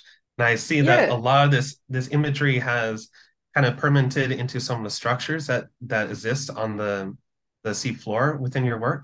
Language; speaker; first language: English; native; English